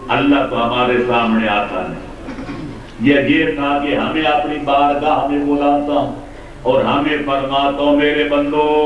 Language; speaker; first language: Urdu; non-native, local second language; Punjabi